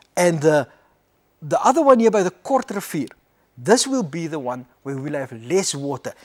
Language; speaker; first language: English; non-native, local second language; Afrikaans